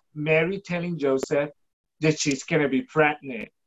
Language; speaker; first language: English; non-native, fluent; Spanish